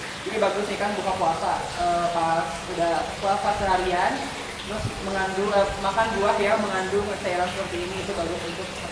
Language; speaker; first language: Indonesian; native; Indonesian